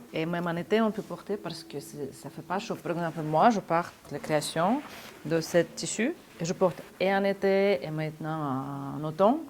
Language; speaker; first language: French; non-native, fluent; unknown